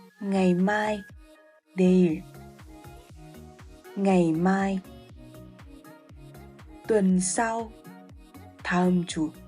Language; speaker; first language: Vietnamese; non-native, fluent; Korean